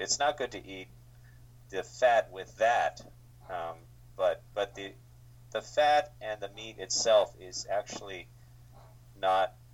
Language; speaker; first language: English; native; English